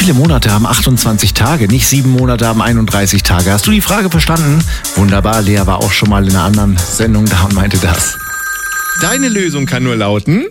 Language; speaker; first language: German; native; German